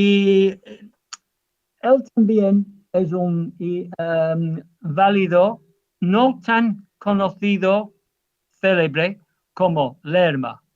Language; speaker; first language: Spanish; non-native, fluent; English